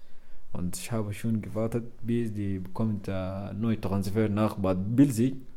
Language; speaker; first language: German; non-native, learner; Arabic